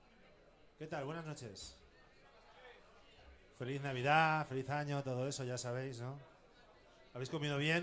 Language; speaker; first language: Spanish; native; Spanish